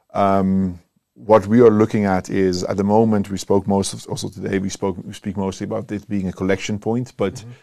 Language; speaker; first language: English; non-native, fluent; Dutch